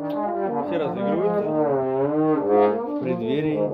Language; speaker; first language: Russian; native; Russian